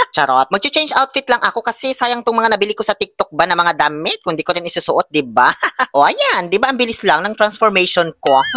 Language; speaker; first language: Filipino; non-native, local second language; Pangasinan